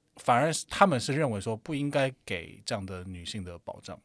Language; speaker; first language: Chinese; non-native, fluent; Korean